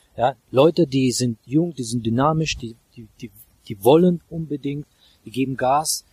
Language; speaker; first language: German; non-native, fluent; Russian